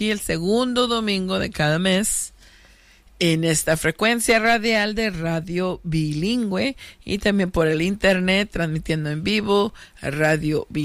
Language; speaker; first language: Spanish; native; Spanish